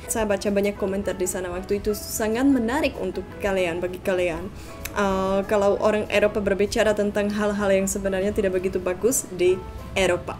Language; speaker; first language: Indonesian; non-native, fluent; Czech